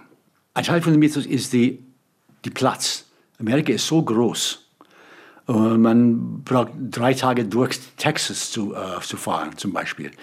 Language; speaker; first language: German; non-native, fluent; English